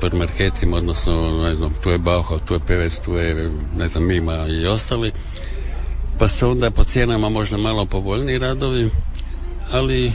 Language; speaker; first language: Serbian; native; Serbian